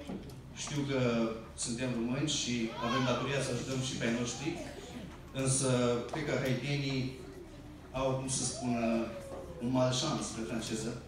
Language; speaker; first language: Romanian; early bilingual, heritage; Romanian